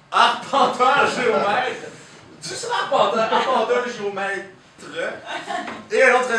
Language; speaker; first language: French; native; French